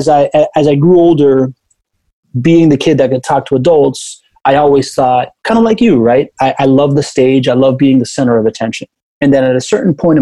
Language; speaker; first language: English; early bilingual, other home language; Spanish